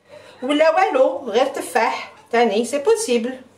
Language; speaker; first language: Arabic; native; Arabic